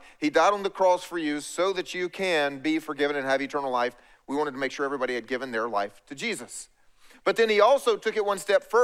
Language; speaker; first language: English; native; English